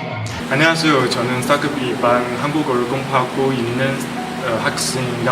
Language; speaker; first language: Korean; non-native, learner; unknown